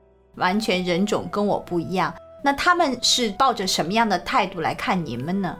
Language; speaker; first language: Chinese; native; Chinese